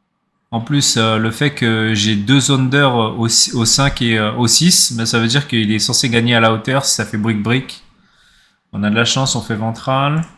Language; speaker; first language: French; native; French